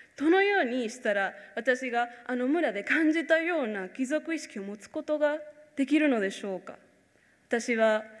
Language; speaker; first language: Japanese; non-native, fluent; Spanish